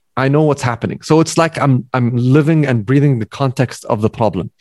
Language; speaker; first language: English; non-native, fluent; Arabic